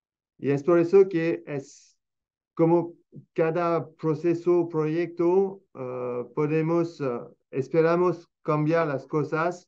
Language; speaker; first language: Spanish; non-native, fluent; French